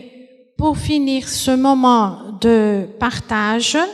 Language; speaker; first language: French; non-native, fluent; Portuguese